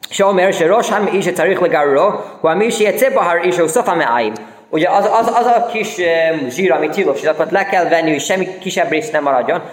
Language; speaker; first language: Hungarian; early bilingual, heritage; Hungarian